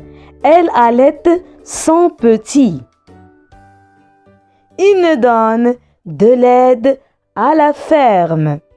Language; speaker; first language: French; non-native, local second language; Arabic